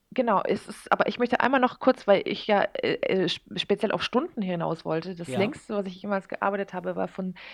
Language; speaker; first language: German; native; German